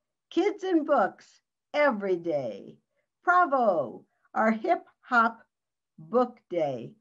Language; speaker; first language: English; early bilingual, other home language; Spanish